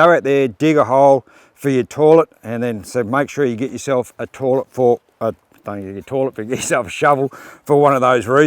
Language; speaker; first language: English; native; English